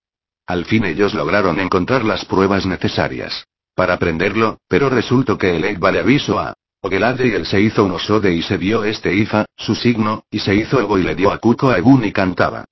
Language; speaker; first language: Spanish; native; Spanish